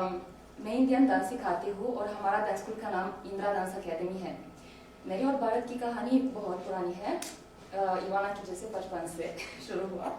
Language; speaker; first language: Hindi; non-native, learner; Romanian